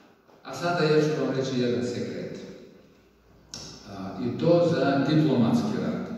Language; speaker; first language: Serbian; non-native, fluent; Russian